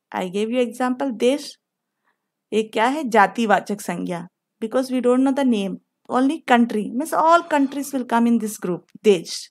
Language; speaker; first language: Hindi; non-native, local second language; Telugu